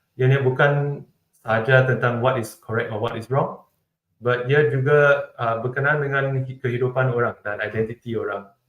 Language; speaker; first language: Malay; non-native, local second language; Chinese